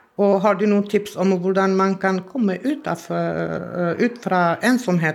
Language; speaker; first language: Norwegian; non-native, fluent; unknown